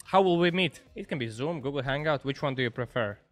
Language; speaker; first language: English; non-native, fluent; Latvian